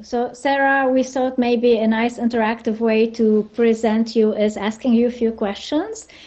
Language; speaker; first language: English; non-native, fluent; French